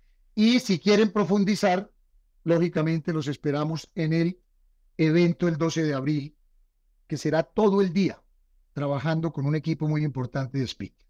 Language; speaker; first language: Spanish; native; Spanish